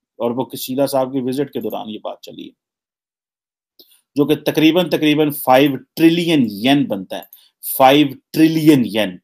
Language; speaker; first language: Urdu; native; Urdu